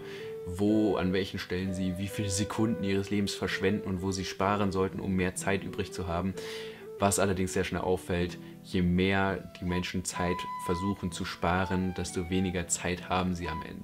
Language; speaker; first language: German; native; German